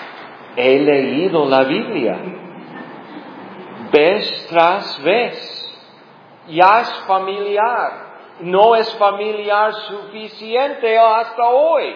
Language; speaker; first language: Spanish; non-native, fluent; English